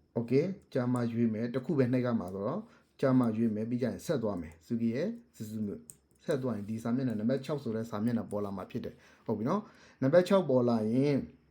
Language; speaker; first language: Burmese; native; Burmese